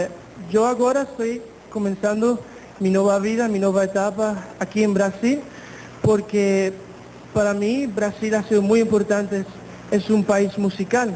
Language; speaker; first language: Portuguese; non-native, learner; Spanish